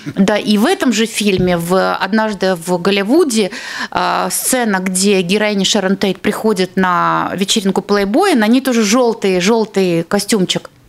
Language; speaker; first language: Russian; native; Russian